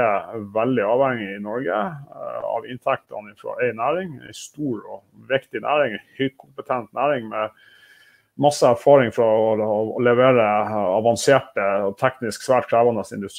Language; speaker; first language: Norwegian; native; Norwegian